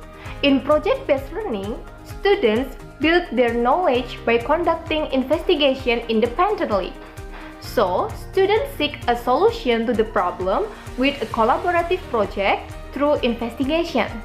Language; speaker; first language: English; non-native, learner; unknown